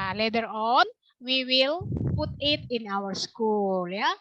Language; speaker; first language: English; non-native, learner; Indonesian